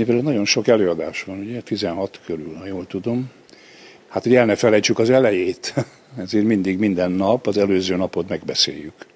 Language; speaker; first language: Hungarian; native; Hungarian